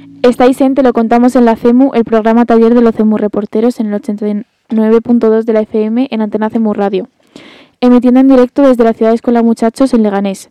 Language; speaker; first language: Spanish; native; Spanish